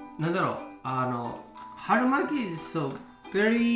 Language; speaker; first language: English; non-native, learner; Japanese